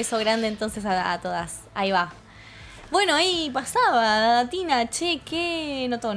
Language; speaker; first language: Spanish; native; Spanish